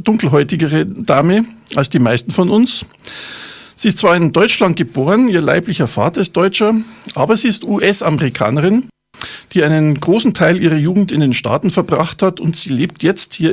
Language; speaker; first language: German; native; German